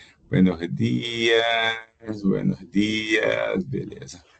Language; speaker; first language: Spanish; non-native, fluent; Portuguese